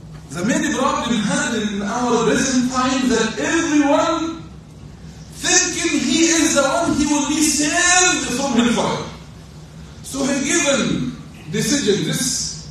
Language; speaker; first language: English; non-native, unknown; Arabic